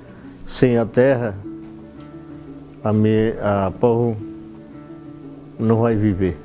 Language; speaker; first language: Portuguese; non-native, local second language; Yanomámi